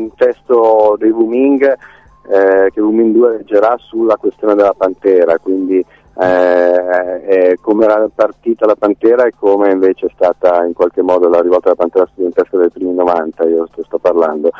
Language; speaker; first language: Italian; native; Italian